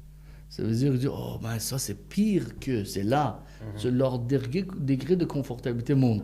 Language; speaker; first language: French; non-native, fluent; Persian